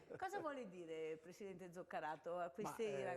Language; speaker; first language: Italian; native; Italian